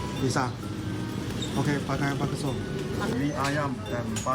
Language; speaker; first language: Indonesian; non-native, learner; Chinese